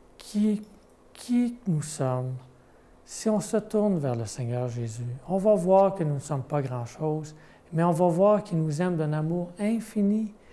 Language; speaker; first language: French; native; French